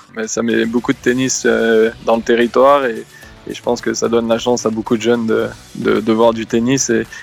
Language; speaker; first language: French; native; French